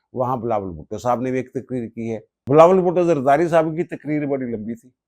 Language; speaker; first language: Urdu; non-native, local second language; Punjabi